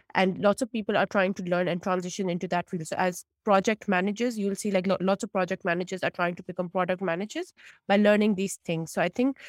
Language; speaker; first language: English; non-native, local second language; Urdu